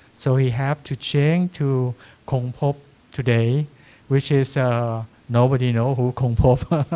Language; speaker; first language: English; non-native, fluent; Thai